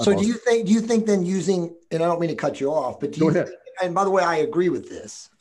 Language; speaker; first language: English; native; English